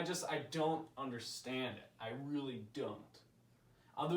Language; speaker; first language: English; native; English